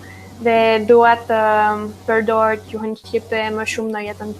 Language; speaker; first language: Albanian; non-native, learner; French